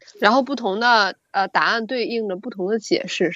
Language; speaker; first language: Chinese; native; Chinese